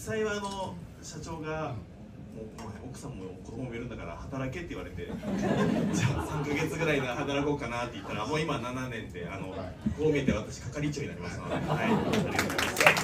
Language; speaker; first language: Japanese; native; Japanese